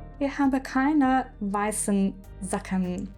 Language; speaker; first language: German; non-native, fluent; Ukrainian